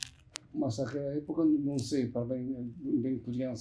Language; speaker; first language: Portuguese; non-native, learner; Japanese